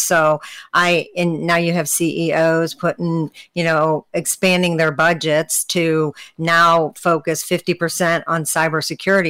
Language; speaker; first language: English; native; English